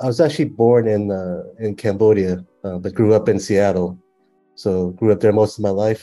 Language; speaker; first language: English; native; English